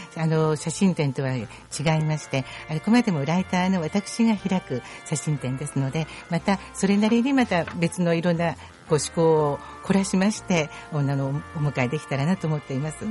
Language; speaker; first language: Japanese; native; Japanese